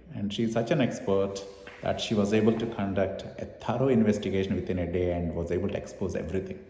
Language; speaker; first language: English; non-native, local second language; Telugu